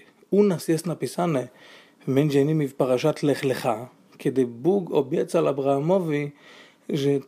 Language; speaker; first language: Polish; non-native, fluent; Hebrew